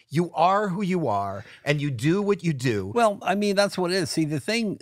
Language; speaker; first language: English; native; English